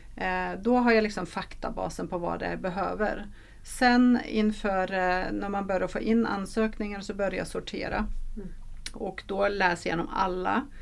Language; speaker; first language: Swedish; non-native, fluent; Norwegian